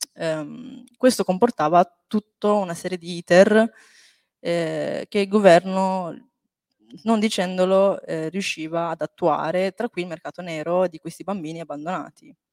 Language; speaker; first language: Italian; early bilingual, other home language; Chinese